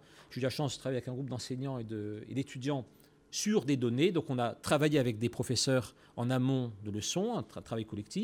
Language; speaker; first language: French; native; French